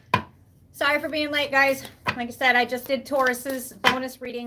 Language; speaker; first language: English; native; English